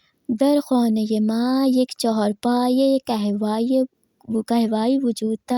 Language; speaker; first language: Persian; non-native, fluent; Urdu